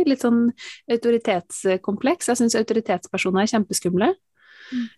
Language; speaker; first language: Norwegian; native; Norwegian